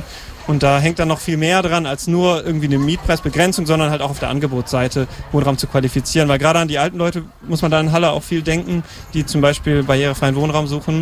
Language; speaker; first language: German; native; German